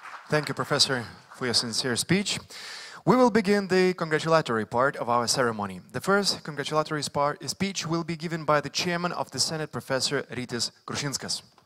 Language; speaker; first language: English; non-native, fluent; Lithuanian